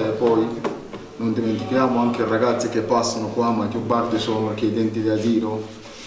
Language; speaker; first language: Italian; non-native, fluent; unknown